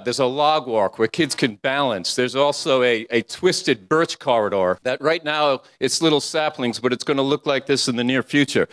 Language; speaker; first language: English; native; English